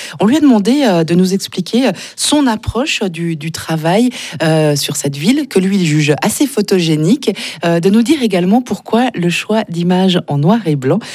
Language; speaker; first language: French; native; French